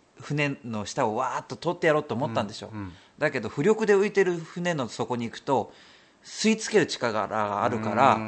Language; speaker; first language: Japanese; native; Japanese